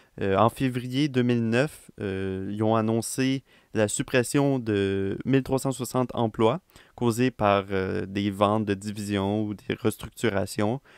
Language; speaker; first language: French; native; French